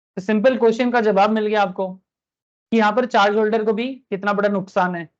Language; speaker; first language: Hindi; non-native, local second language; Bangla